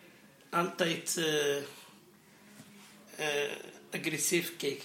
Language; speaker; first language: Dutch; non-native, learner; Arabic